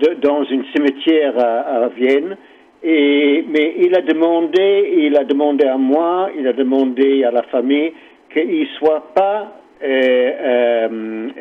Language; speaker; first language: French; non-native, learner; English